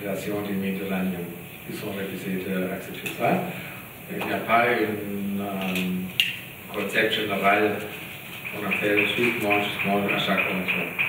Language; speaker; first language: French; non-native, learner; German